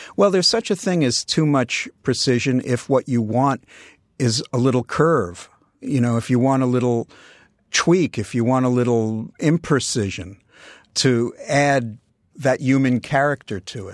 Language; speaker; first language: English; native; English